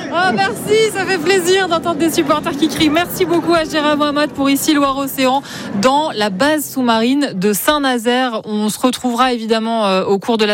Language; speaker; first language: French; native; French